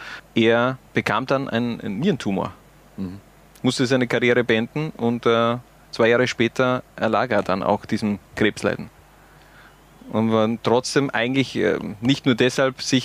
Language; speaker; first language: German; native; German